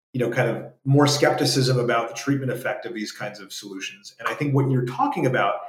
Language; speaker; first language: English; native; English